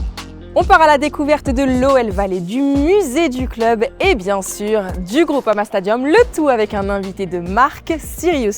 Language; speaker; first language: French; native; French